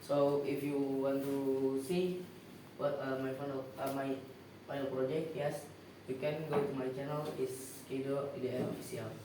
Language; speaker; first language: English; non-native, learner; Indonesian